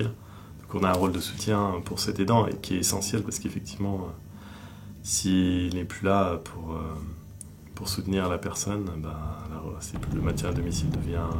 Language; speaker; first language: French; native; French